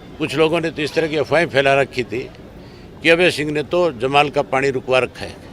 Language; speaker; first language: Hindi; native; Hindi